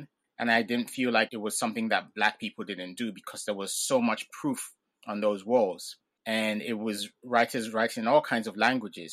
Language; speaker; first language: English; non-native, local second language; Ga